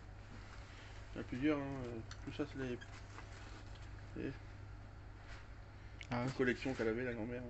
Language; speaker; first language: French; native; French